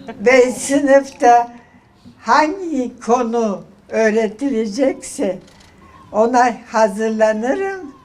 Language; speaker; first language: Turkish; early bilingual, other home language; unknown